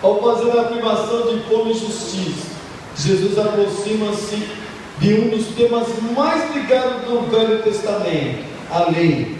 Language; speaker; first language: Portuguese; native; Portuguese